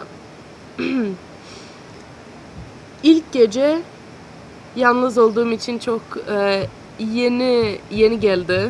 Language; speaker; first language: Turkish; early bilingual, heritage; Turkish